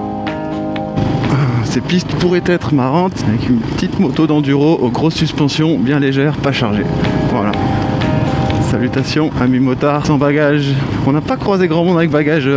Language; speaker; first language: French; native; French